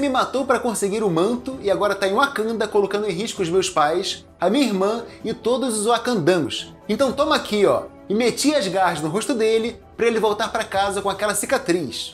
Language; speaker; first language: Portuguese; native; Portuguese